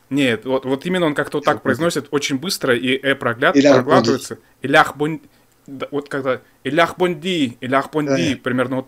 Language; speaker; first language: Russian; native; Russian